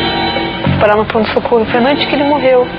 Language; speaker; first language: Portuguese; native; Portuguese